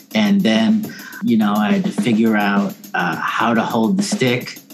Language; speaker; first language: English; native; English